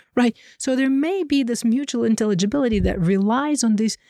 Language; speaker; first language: English; non-native, fluent; Ukrainian